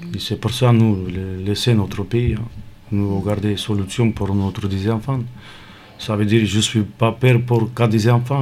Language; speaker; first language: French; non-native, learner; Romany